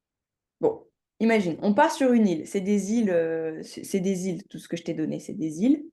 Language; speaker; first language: French; native; French